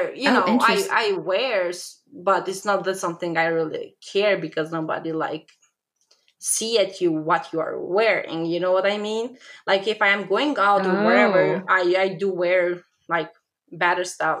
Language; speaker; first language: English; non-native, fluent; Albanian